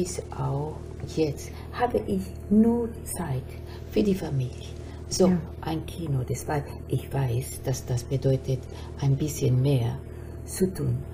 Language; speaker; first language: German; non-native, fluent; Spanish